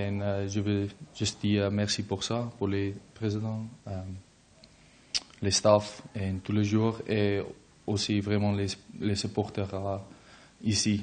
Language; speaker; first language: French; non-native, learner; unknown